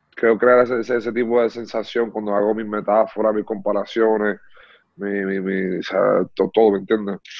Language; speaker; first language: Spanish; early bilingual, heritage; Spanish